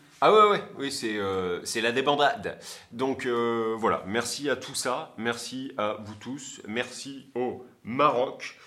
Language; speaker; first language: French; native; French